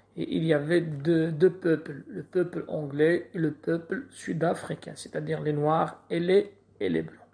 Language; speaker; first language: French; non-native, local second language; Arabic